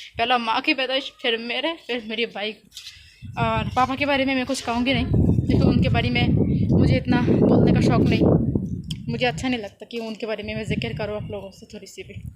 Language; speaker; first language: Urdu; non-native, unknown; Bangla